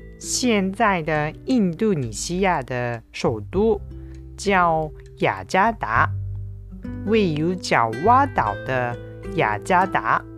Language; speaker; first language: Chinese; non-native, fluent; Japanese